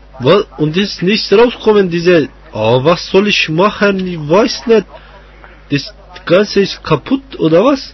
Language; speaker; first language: German; non-native, learner; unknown